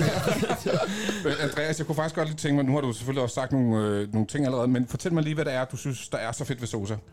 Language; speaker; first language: Danish; native; Danish